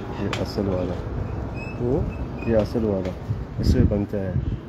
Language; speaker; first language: Hindi; non-native, local second language; Punjabi